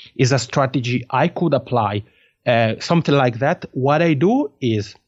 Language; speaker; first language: English; non-native, fluent; French